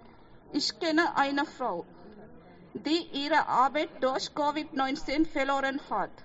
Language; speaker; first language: German; non-native, fluent; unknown